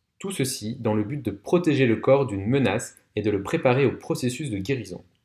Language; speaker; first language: French; native; French